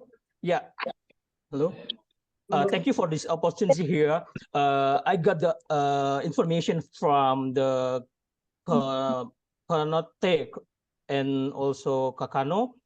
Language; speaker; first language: English; non-native, learner; Indonesian